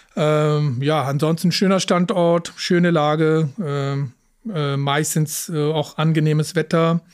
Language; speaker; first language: German; early bilingual, other home language; Punjabi